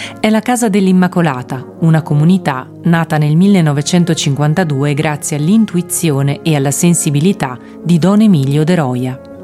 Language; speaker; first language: Italian; native; Italian